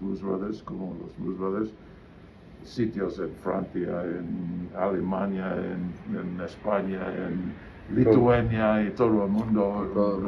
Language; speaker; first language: Spanish; non-native, learner; English